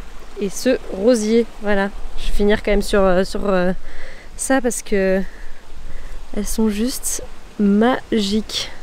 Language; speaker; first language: French; native; French